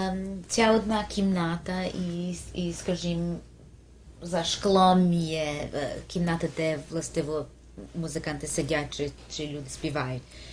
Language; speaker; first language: Ukrainian; early bilingual, heritage; Ukrainian